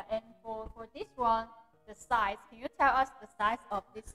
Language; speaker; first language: English; non-native, fluent; Chinese